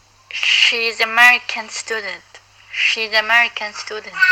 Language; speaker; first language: English; non-native, learner; Uyghur